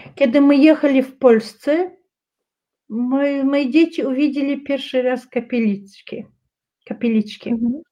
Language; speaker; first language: Polish; non-native, learner; Russian